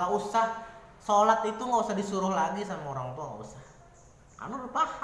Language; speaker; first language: Indonesian; native; Indonesian